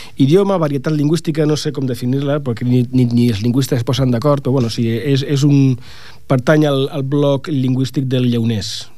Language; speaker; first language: Catalan; non-native, local second language; Spanish